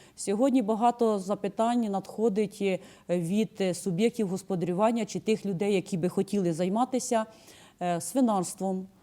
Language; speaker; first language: Ukrainian; native; Ukrainian